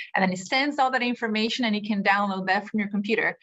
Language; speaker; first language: English; non-native, fluent; Portuguese